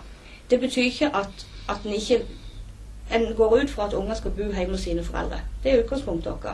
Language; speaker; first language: Norwegian; native; Norwegian